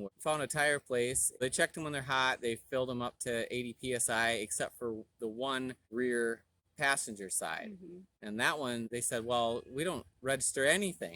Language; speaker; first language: English; native; English